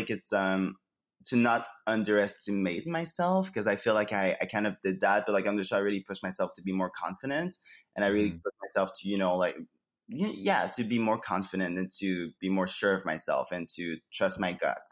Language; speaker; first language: English; native; English